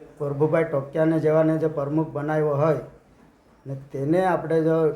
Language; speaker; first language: Gujarati; non-native, local second language; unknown